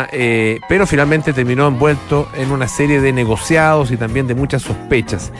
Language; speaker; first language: Spanish; native; Spanish